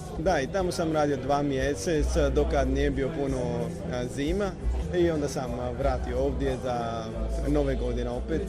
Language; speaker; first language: Croatian; non-native, learner; Punjabi